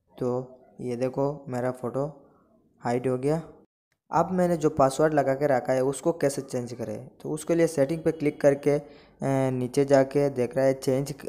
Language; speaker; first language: Hindi; native; Hindi